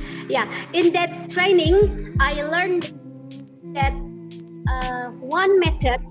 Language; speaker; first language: English; non-native, learner; Indonesian